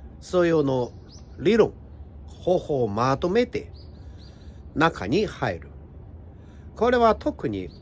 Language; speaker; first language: Japanese; non-native, fluent; Chinese